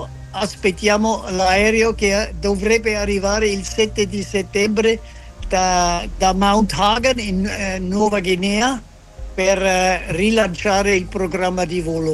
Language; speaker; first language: Italian; non-native, fluent; French